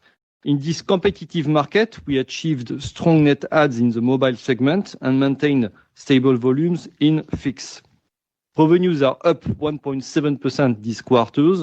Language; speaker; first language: English; non-native, fluent; French